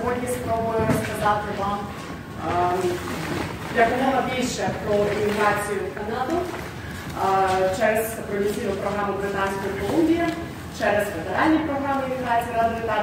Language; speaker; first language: Ukrainian; native; Ukrainian